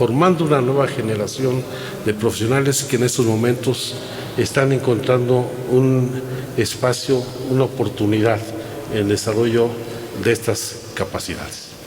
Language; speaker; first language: Spanish; native; Spanish